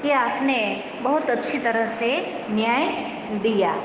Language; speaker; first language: Hindi; non-native, local second language; Gujarati